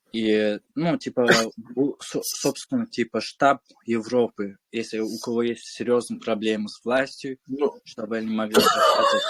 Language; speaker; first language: Russian; non-native, local second language; Chechen